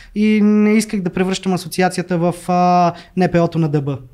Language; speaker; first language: Bulgarian; native; Bulgarian